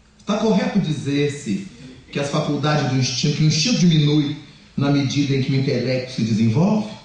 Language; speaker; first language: Portuguese; native; Portuguese